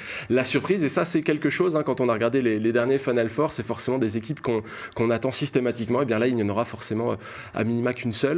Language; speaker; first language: French; native; French